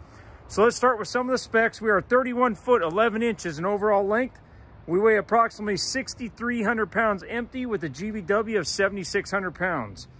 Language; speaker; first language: English; native; English